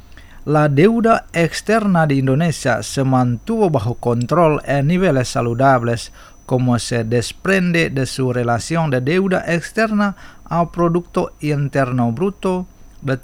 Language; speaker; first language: Spanish; non-native, fluent; Indonesian